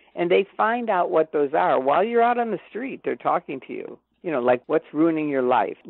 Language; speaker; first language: English; native; English